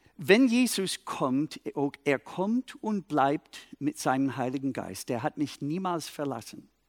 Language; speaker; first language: German; non-native, fluent; English